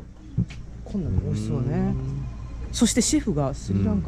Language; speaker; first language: Japanese; native; Japanese